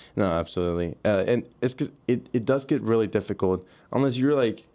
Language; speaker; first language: English; early bilingual, other home language; Spanish